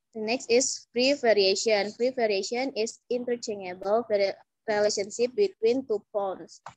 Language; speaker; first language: English; non-native, learner; Indonesian